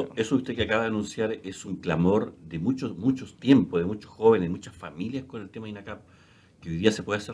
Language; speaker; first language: Spanish; native; Spanish